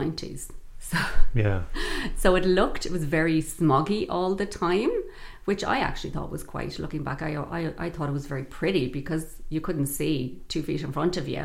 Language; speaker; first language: English; native; English